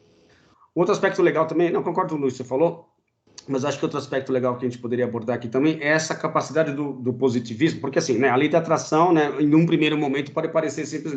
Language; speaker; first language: Portuguese; native; Portuguese